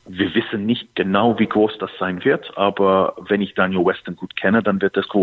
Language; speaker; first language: German; non-native, fluent; English